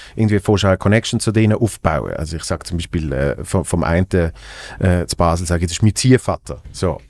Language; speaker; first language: German; native; German